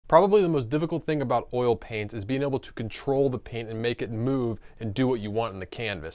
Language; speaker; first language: English; native; English